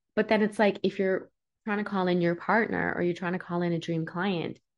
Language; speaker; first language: English; early bilingual, other home language; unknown